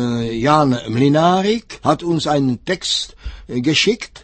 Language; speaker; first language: German; non-native, fluent; Czech